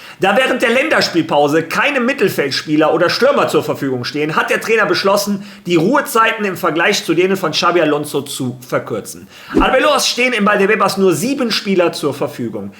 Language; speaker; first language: German; early bilingual, other home language; Spanish